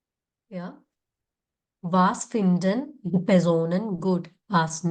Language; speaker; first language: German; non-native, fluent; Malayalam